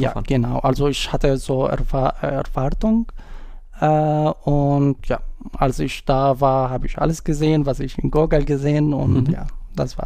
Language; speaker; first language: German; non-native, learner; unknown